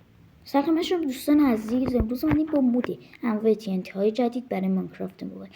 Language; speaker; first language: Persian; native; Persian